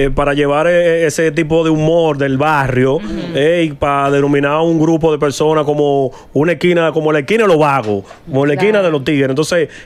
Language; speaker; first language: Spanish; native; Spanish